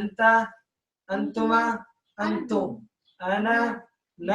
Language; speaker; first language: Arabic; non-native, learner; Urdu